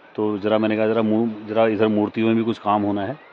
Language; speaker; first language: Hindi; native; Hindi